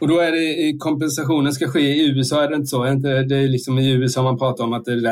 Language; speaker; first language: Swedish; native; Swedish